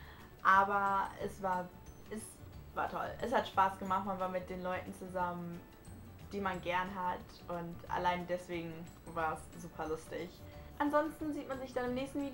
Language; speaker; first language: German; native; German